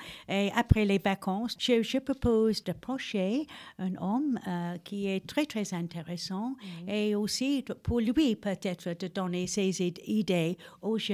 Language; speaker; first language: French; non-native, fluent; English